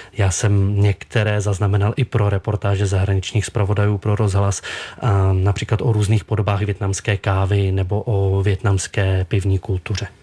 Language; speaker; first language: Czech; native; Czech